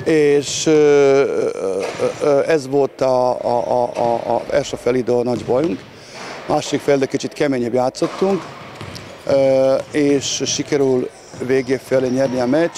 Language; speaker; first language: Hungarian; non-native, learner; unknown